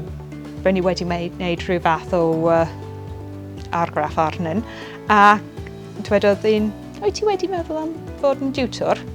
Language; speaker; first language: Welsh; non-native, fluent; English